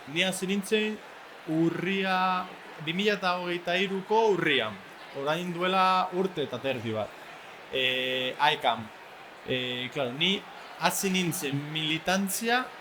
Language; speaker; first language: Basque; non-native, learner; Spanish